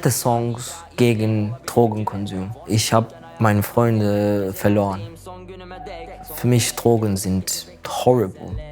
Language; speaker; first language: German; non-native, learner; Turkish